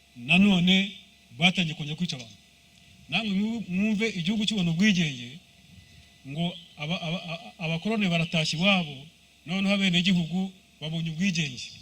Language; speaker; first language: Kinyarwanda; early bilingual, heritage; Kinyarwanda